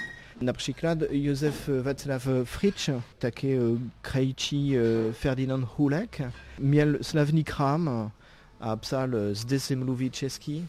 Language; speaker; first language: Czech; non-native, fluent; French